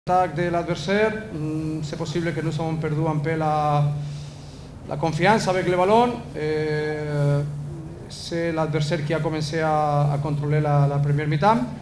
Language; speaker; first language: French; non-native, learner; Spanish